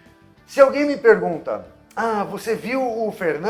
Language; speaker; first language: Portuguese; non-native, fluent; English